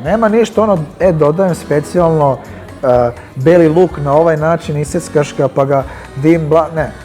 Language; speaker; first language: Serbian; early bilingual, heritage; Serbian